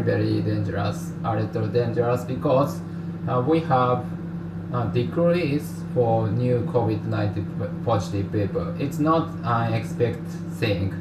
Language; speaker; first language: English; non-native, learner; Japanese